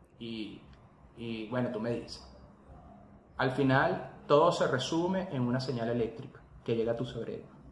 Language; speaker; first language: Spanish; native; Spanish